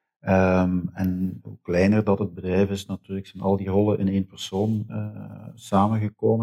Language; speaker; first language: Dutch; native; Dutch